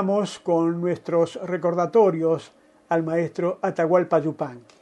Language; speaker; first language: Spanish; native; Spanish